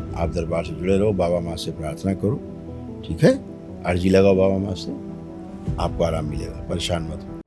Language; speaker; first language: Hindi; native; Hindi